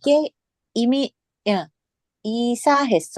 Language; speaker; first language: Korean; non-native, learner; English